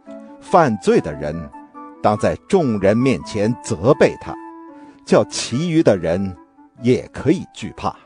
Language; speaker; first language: Chinese; native; Chinese